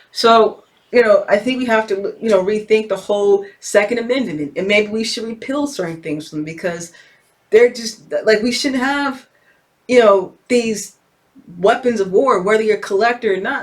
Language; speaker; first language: English; native; English